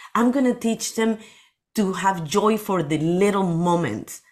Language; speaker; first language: English; non-native, fluent; Spanish